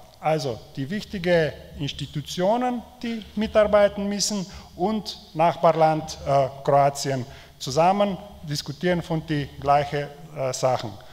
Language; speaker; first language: German; non-native, fluent; Slovenian